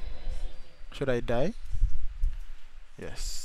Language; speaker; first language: English; non-native, local second language; Malay